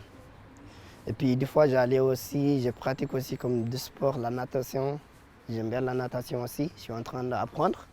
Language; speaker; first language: French; non-native, fluent; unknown